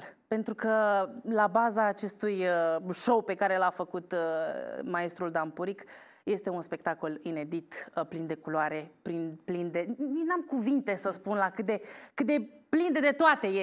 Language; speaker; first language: Romanian; native; Romanian